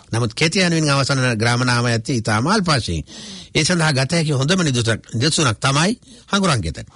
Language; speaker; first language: Sinhala; native; Sinhala